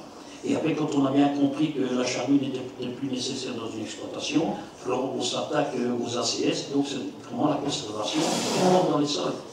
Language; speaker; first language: French; native; French